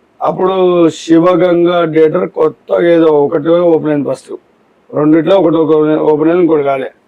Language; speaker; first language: Telugu; native; Telugu